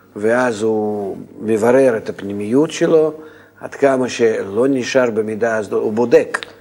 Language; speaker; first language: Hebrew; non-native, fluent; Russian